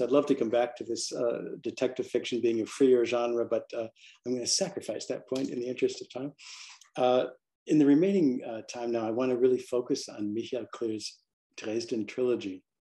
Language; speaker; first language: English; native; English